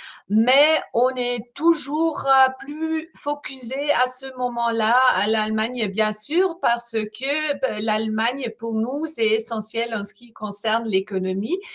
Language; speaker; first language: French; non-native, fluent; German